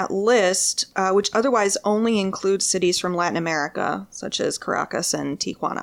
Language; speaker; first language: English; native; English